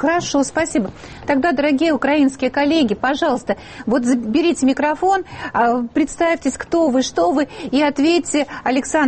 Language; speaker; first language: Russian; native; Russian